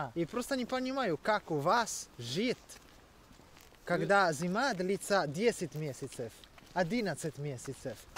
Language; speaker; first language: Russian; non-native, learner; English